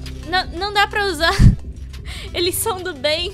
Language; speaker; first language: Portuguese; native; Portuguese